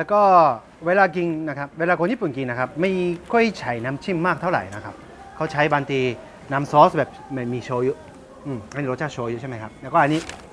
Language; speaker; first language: Thai; non-native, fluent; Japanese